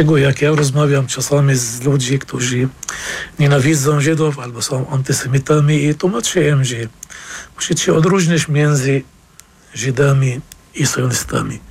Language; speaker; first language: Polish; non-native, fluent; Arabic